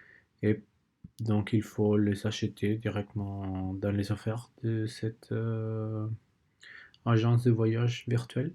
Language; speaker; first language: French; non-native, learner; Spanish